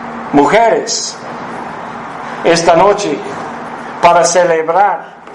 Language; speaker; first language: Spanish; non-native, fluent; English